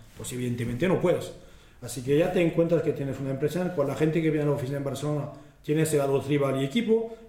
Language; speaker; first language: Spanish; non-native, fluent; French